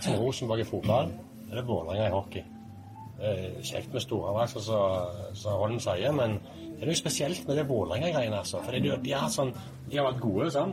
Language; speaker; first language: Norwegian; native; Norwegian